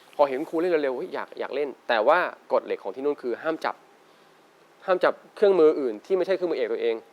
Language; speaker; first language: Thai; native; Thai